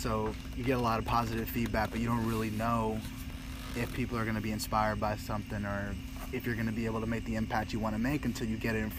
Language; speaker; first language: English; native; English